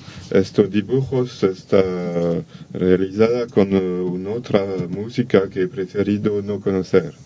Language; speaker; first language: Spanish; non-native, learner; French